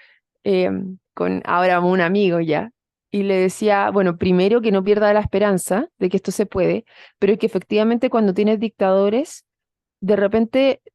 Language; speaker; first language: Spanish; native; Spanish